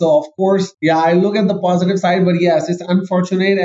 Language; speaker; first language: English; non-native, local second language; Urdu